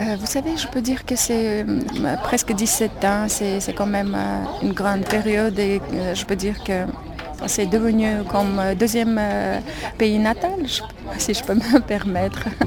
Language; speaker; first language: French; non-native, fluent; Armenian